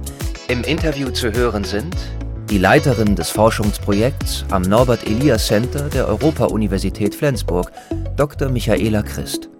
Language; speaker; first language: German; native; German